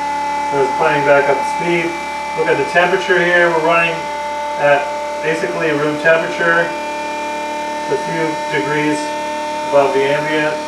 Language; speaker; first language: English; native; English